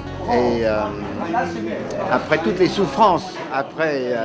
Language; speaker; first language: French; non-native, local second language; Kabyle